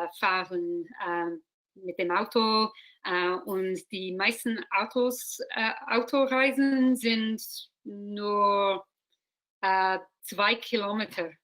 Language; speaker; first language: German; non-native, learner; English